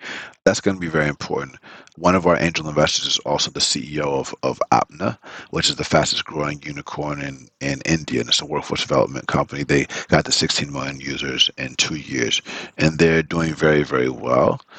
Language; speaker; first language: English; early bilingual, other home language; Spanish